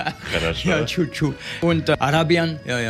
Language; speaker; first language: German; non-native, learner; French